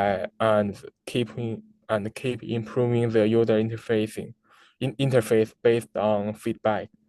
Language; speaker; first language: English; non-native, learner; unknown